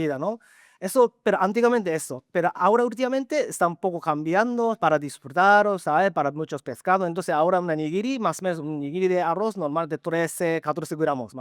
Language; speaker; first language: Spanish; non-native, learner; Japanese